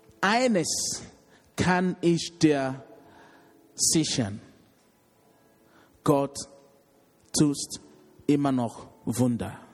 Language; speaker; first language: German; non-native, learner; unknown